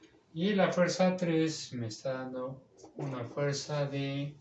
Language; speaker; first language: Spanish; native; Spanish